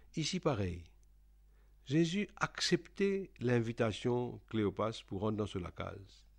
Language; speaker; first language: French; non-native, local second language; Réunion Creole French